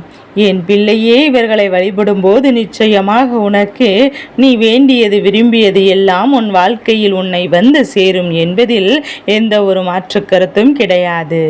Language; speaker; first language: Tamil; native; Tamil